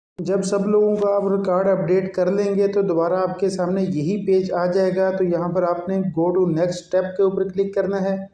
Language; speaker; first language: Urdu; non-native, local second language; Punjabi